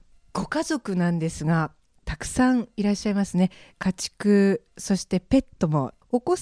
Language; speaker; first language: Japanese; native; Japanese